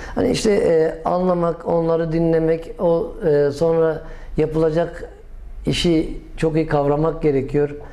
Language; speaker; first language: Turkish; native; Turkish